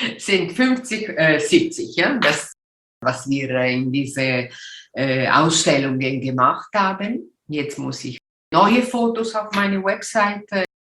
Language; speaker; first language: German; non-native, local second language; Italian